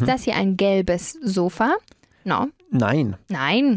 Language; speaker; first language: German; non-native, fluent; Spanish